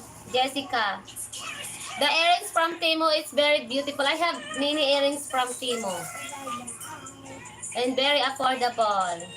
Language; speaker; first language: English; non-native, learner; Filipino